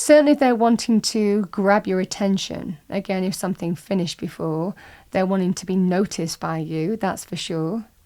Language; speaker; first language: English; native; English